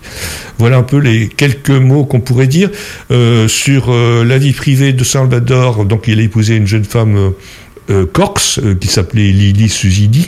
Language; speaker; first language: French; native; French